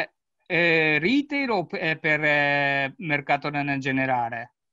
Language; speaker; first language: Italian; non-native, learner; Japanese